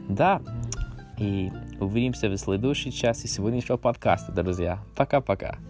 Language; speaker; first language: Russian; non-native, learner; English